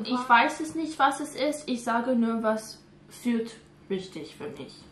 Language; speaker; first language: German; non-native, learner; English